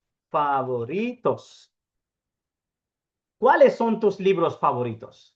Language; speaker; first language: Spanish; non-native, fluent; Urdu